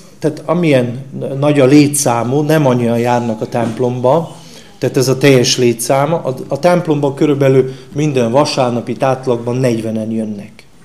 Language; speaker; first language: Hungarian; non-native, fluent; Slovenian